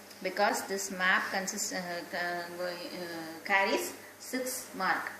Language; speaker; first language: English; non-native, local second language; Tamil